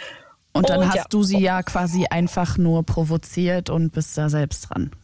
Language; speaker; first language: German; native; German